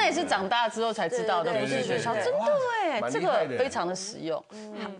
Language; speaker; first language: Chinese; native; Chinese